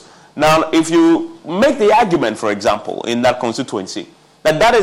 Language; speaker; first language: English; non-native, local second language; Akan